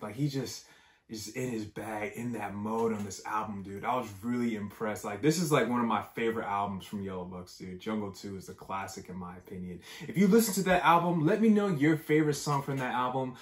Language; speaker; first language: English; native; English